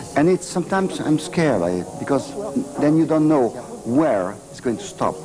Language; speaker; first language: English; non-native, fluent; French